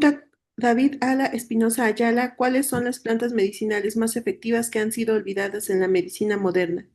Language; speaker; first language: Spanish; native; Spanish